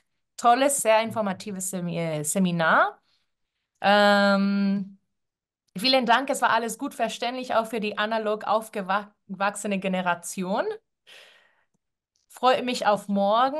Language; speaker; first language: German; non-native, fluent; Spanish